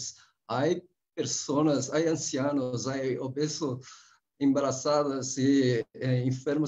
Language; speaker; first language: Spanish; non-native, fluent; Portuguese